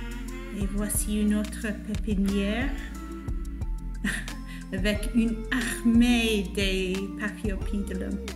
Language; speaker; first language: French; non-native, fluent; English